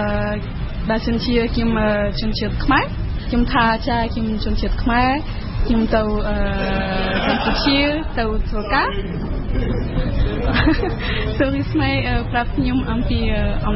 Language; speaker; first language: Khmer; early bilingual, heritage; Khmer